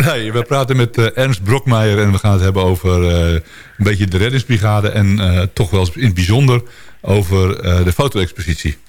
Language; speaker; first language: Dutch; native; Dutch